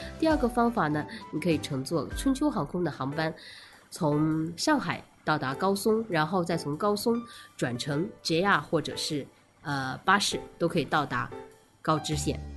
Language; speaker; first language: Chinese; native; Chinese